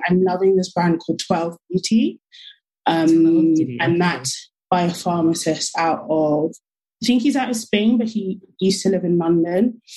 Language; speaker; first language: English; native; English